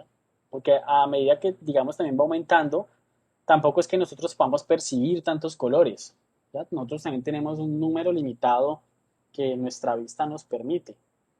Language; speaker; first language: Spanish; native; Spanish